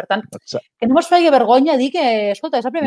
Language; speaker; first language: Catalan; native; Catalan